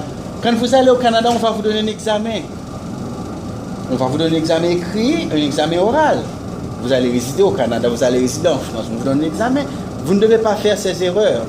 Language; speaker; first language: French; non-native, fluent; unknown